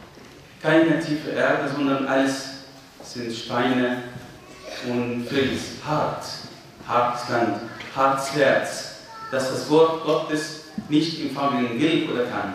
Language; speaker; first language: German; non-native, fluent; Arabic